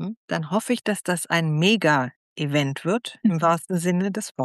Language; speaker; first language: German; native; German